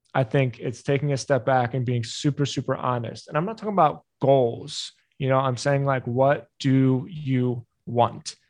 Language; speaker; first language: English; native; English